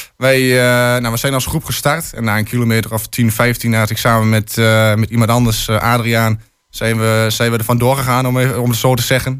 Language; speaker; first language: Dutch; native; Dutch